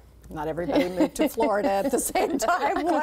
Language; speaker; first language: English; native; English